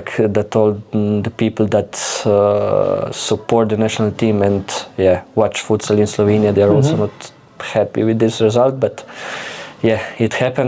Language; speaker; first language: English; non-native, fluent; Slovenian